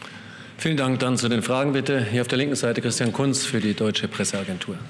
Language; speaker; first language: German; native; German